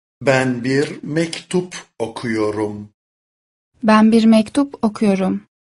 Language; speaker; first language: Turkish; non-native, fluent; Persian